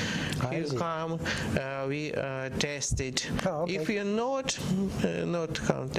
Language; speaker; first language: English; non-native, learner; Ukrainian